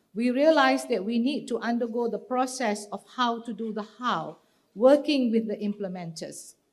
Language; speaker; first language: English; non-native, local second language; Malay